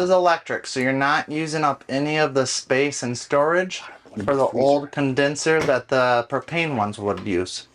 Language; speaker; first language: English; native; English